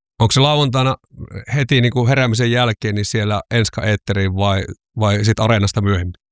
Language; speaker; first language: Finnish; native; Finnish